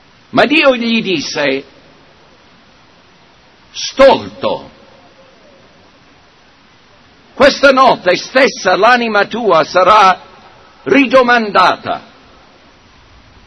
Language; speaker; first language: Italian; non-native, fluent; English